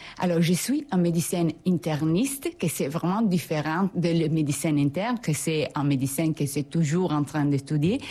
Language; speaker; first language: French; non-native, fluent; Italian